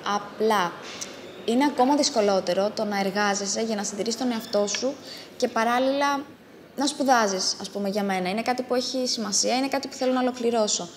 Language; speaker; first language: Greek; early bilingual, other home language; Amharic